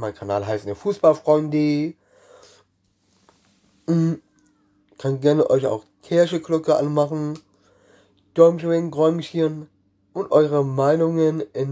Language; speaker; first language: German; non-native, learner; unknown